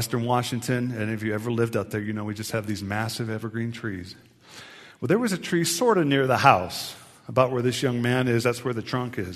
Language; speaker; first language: English; native; English